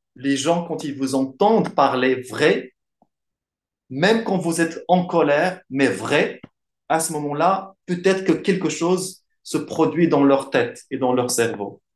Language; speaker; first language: French; non-native, local second language; Arabic